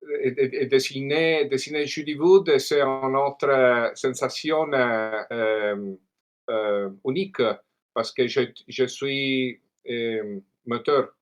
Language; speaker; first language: French; non-native, learner; Italian